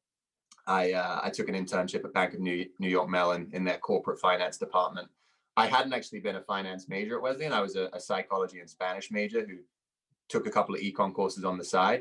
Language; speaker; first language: English; native; English